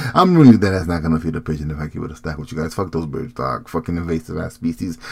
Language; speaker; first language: English; early bilingual, heritage; Spanish